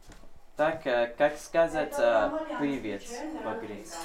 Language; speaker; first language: Russian; non-native, learner; English